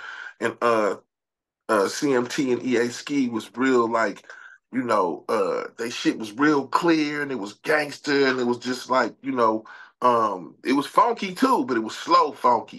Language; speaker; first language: English; native; English